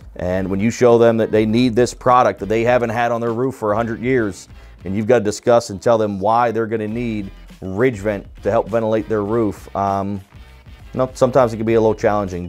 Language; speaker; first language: English; native; English